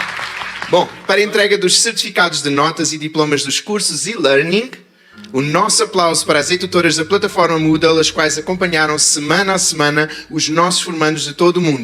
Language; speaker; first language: Portuguese; native; Portuguese